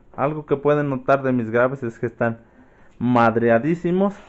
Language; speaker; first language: Spanish; native; Spanish